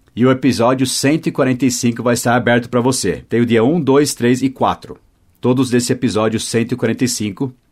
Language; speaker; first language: Portuguese; non-native, fluent; English